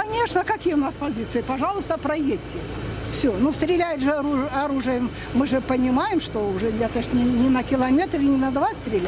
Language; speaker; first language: Russian; native; Russian